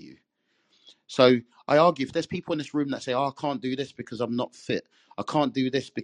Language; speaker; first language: English; native; English